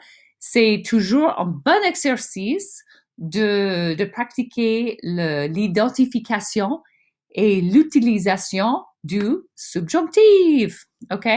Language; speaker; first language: French; non-native, fluent; English